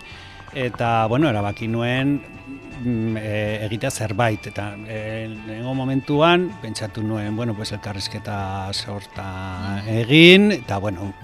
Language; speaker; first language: Basque; non-native, local second language; Spanish